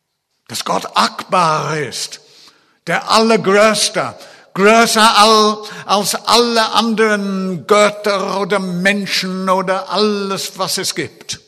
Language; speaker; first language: German; non-native, fluent; English